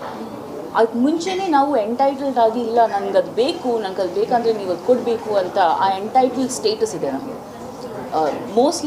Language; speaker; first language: Kannada; non-native, fluent; Malayalam